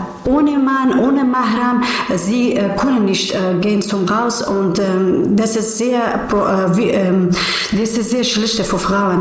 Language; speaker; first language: German; non-native, learner; Persian